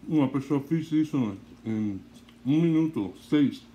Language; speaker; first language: Portuguese; non-native, learner; English